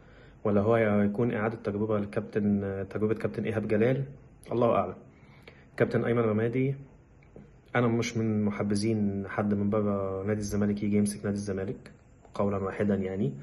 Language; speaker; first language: Arabic; native; Arabic